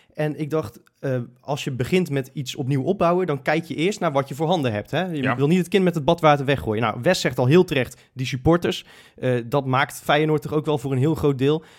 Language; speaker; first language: Dutch; native; Dutch